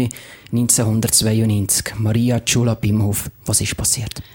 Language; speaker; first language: German; native; German